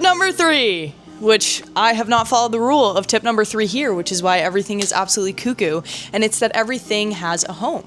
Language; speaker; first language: English; native; English